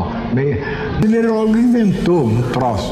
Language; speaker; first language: Portuguese; native; Portuguese